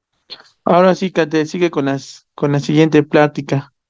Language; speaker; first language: Spanish; native; Spanish